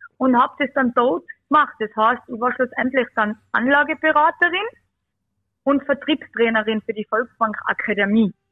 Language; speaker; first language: German; early bilingual, other home language; Bosnian